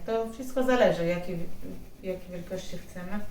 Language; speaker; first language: Polish; non-native, learner; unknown